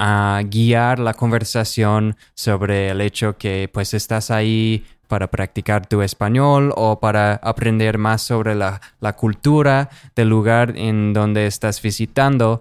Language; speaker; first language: Spanish; non-native, fluent; English